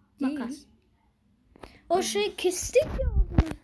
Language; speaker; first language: Turkish; early bilingual, heritage; Turkish